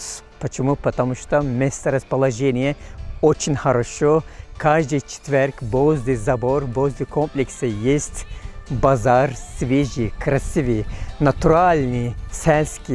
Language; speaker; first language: Russian; non-native, fluent; Turkish